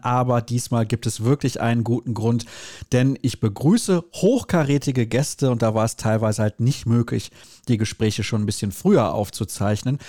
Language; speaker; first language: German; native; German